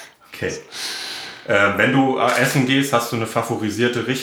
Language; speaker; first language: German; native; German